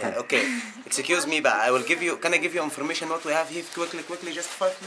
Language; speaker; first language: English; non-native, learner; Arabic